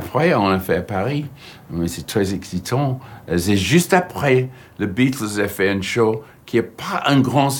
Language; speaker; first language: French; non-native, fluent; English